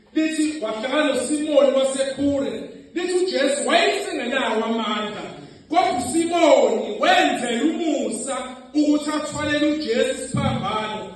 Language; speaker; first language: Zulu; native; Zulu